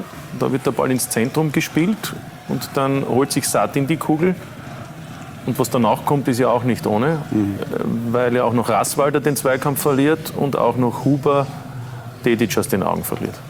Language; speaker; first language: German; native; German